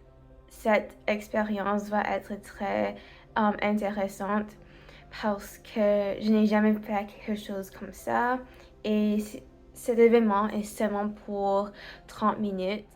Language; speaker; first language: French; non-native, learner; English